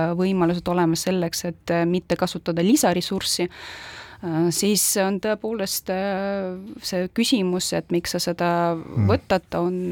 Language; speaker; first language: Estonian; non-native, local second language; Russian